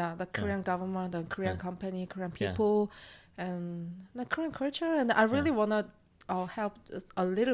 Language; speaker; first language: English; non-native, learner; Korean